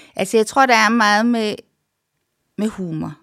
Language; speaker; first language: Danish; native; Danish